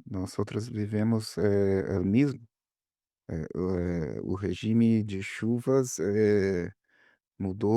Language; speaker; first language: Spanish; non-native, learner; Portuguese